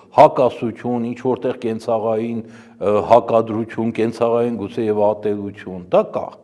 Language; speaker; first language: Armenian; native; Armenian